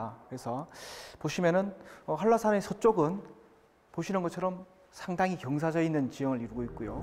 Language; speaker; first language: Korean; native; Korean